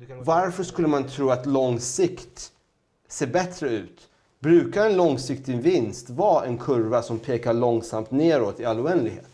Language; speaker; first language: Swedish; early bilingual, other home language; Persian